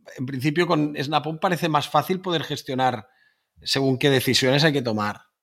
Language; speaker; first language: Spanish; native; Spanish